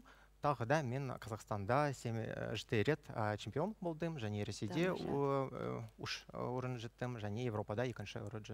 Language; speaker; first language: Kazakh; non-native, local second language; Russian